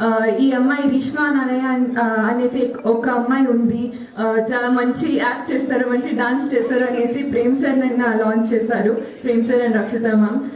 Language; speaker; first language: Telugu; non-native, learner; Kannada